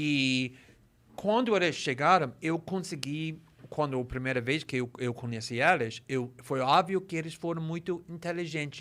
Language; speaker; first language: Portuguese; non-native, fluent; English